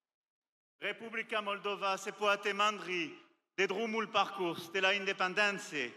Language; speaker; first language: Romanian; non-native, learner; French